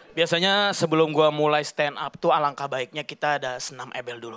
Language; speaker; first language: Indonesian; native; Indonesian